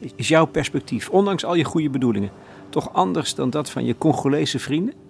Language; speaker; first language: Dutch; native; Dutch